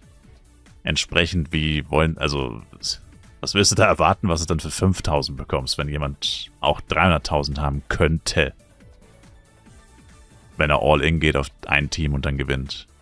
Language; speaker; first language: German; native; German